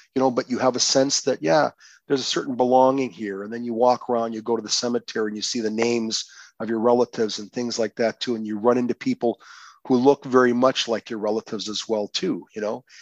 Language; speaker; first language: English; non-native, fluent; Croatian